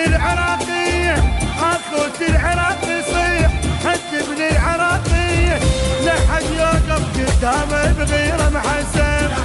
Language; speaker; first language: Arabic; native; Arabic